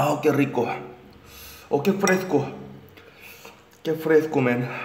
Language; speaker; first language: Spanish; non-native, learner; Korean